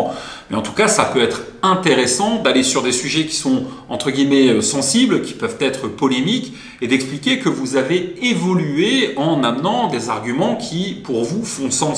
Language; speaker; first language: French; native; French